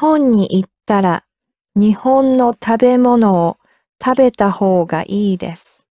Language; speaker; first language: Japanese; non-native, learner; English